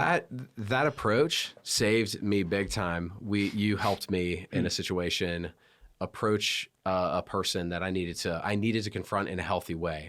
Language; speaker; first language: English; native; English